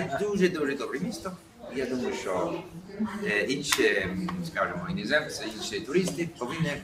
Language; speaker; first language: Ukrainian; non-native, learner; English